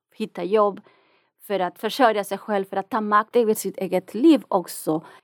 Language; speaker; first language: Swedish; non-native, fluent; Spanish